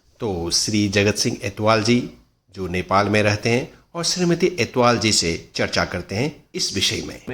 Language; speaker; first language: Hindi; non-native, local second language; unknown